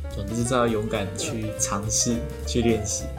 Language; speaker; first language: Chinese; native; Chinese